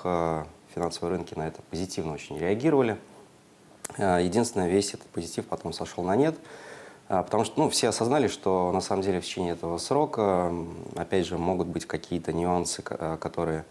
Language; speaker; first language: Russian; native; Russian